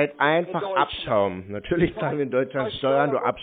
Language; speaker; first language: German; native; German